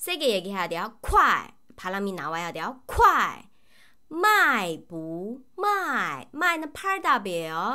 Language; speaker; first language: Korean; non-native, fluent; Chinese